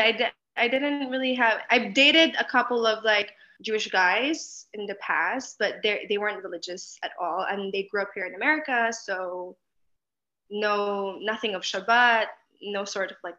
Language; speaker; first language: English; non-native, local second language; Filipino